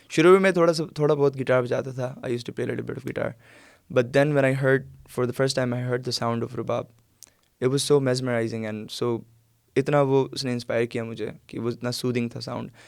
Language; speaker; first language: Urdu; non-native, local second language; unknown